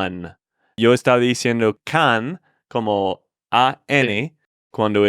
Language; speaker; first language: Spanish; non-native, fluent; English